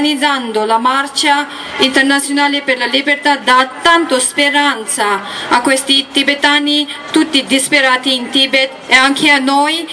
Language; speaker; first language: Italian; non-native, learner; Tibetan